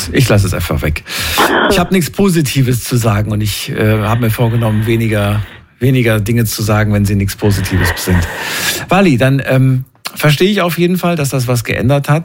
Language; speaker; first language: German; native; German